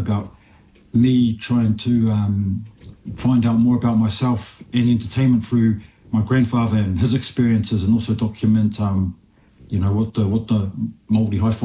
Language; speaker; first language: English; native; English